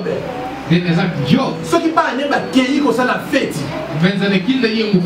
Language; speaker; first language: German; non-native, learner; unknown